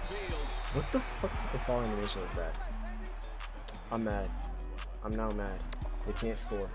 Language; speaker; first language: English; native; English